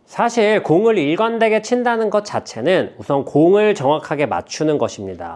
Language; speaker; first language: Korean; native; Korean